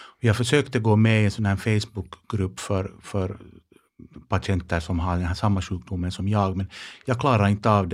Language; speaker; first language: Swedish; non-native, local second language; Finnish